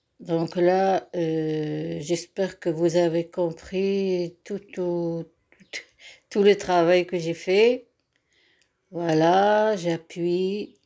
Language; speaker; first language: French; non-native, local second language; Arabic